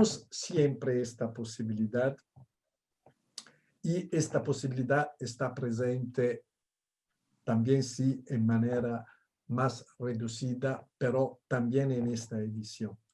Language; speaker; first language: Spanish; non-native, fluent; Italian